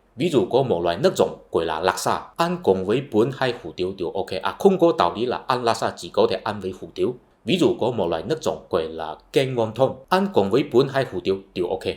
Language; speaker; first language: Vietnamese; non-native, fluent; Chinese